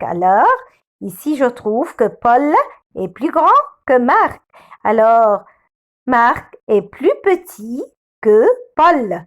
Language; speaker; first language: French; non-native, fluent; Arabic